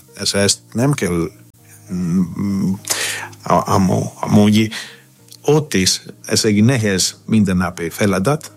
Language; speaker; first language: Hungarian; non-native, learner; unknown